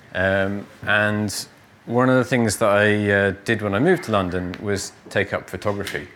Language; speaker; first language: English; native; English